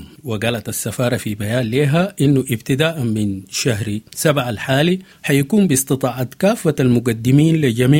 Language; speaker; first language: Arabic; native; Arabic